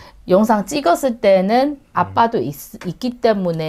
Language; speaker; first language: Korean; non-native, learner; Chinese